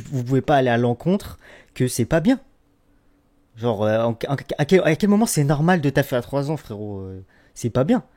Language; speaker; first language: French; native; French